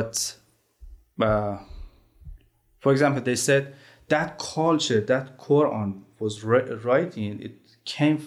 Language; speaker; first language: English; non-native, learner; Persian